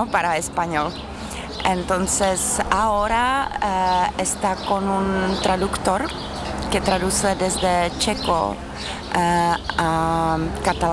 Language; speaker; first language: Spanish; non-native, learner; Czech